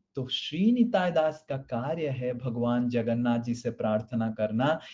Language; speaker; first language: Hindi; non-native, local second language; Odia